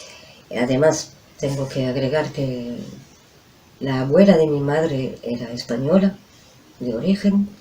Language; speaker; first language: Spanish; non-native, fluent; French